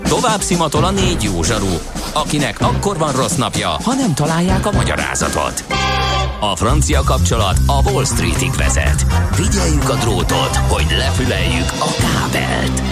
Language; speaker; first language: Hungarian; native; Hungarian